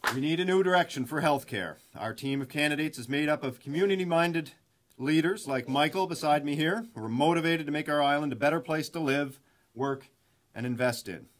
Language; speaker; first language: English; native; English